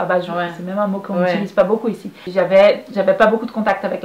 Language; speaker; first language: French; non-native, fluent; Portuguese